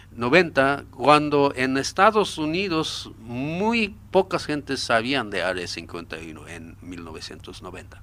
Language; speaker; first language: Spanish; non-native, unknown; Japanese